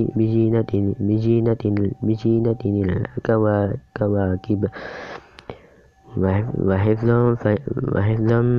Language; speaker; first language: Arabic; non-native, learner; Indonesian